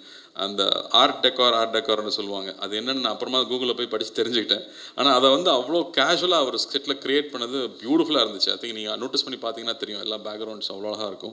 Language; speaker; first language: Tamil; native; Tamil